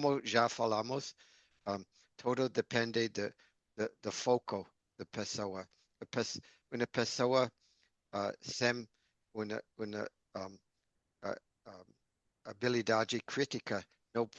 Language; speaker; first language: Portuguese; non-native, learner; English